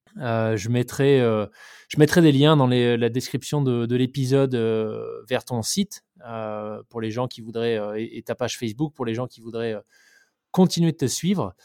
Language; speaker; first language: French; native; French